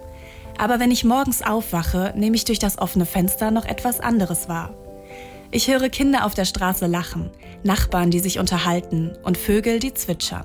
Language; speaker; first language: German; native; German